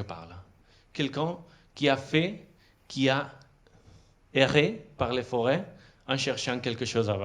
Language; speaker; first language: French; non-native, fluent; Catalan